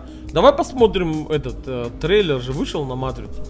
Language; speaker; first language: Russian; native; Russian